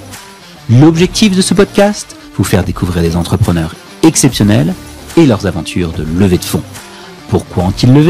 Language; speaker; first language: French; native; French